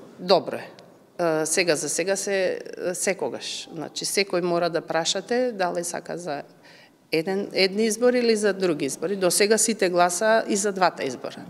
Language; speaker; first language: Macedonian; native; Macedonian